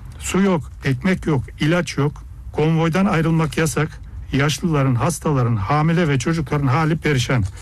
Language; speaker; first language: Turkish; early bilingual, heritage; Turkish